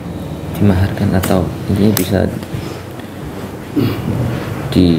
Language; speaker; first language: Indonesian; non-native, local second language; Javanese